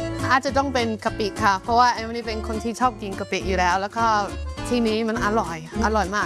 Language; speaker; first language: Thai; non-native, fluent; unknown